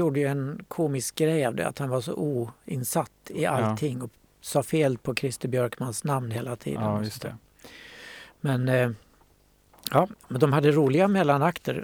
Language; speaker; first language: Swedish; native; Swedish